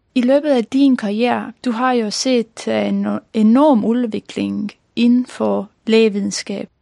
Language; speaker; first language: Danish; non-native, fluent; Estonian